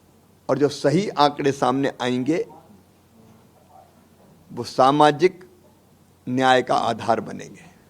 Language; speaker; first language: Hindi; native; Hindi